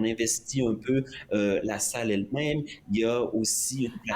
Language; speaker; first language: French; native; French